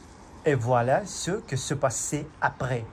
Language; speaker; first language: French; non-native, fluent; Russian